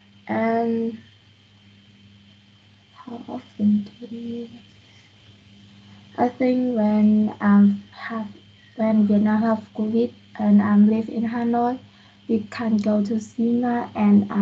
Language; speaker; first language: English; non-native, learner; Vietnamese